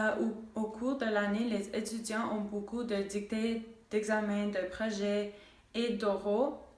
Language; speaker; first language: French; non-native, local second language; English